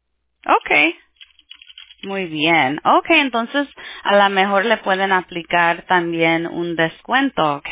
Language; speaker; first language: Spanish; early bilingual, heritage; Spanish